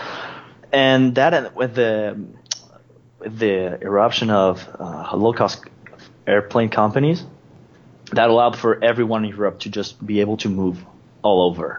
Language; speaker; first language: English; non-native, fluent; Spanish